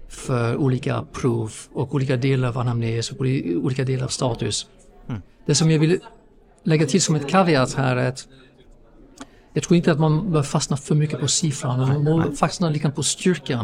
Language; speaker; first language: Swedish; non-native, fluent; English